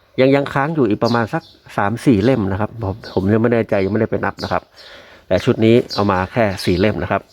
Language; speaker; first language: Thai; native; Thai